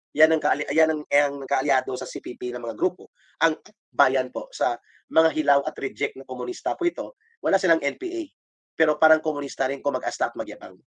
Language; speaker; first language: Filipino; native; Filipino